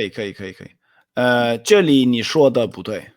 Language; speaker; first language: Chinese; non-native, fluent; Swedish